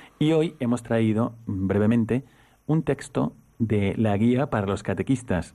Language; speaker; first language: Spanish; native; Spanish